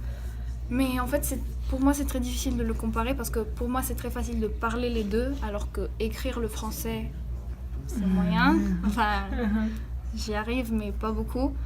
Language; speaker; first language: French; early bilingual, heritage; French